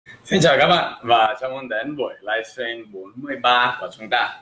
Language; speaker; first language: Vietnamese; non-native, fluent; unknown